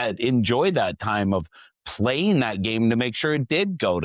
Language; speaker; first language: English; native; English